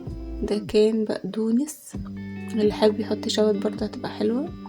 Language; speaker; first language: Arabic; native; Arabic